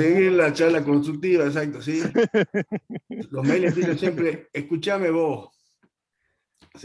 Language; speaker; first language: Spanish; native; Spanish